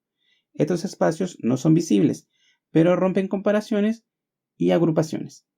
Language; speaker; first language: Spanish; native; Spanish